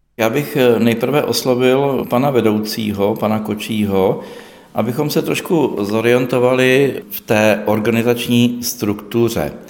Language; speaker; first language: Czech; native; Czech